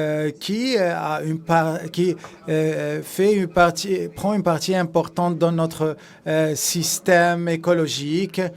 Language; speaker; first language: French; non-native, fluent; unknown